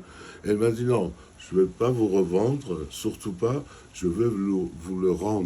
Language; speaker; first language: French; non-native, fluent; Georgian